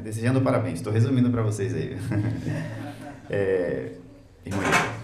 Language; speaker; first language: Portuguese; native; Portuguese